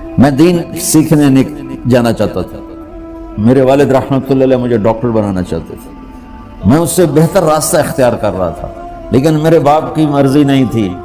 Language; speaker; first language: Urdu; non-native, local second language; Punjabi